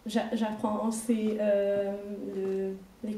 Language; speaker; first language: French; non-native, learner; Hungarian